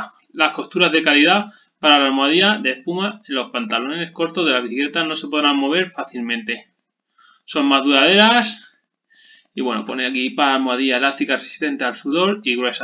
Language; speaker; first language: Spanish; native; Spanish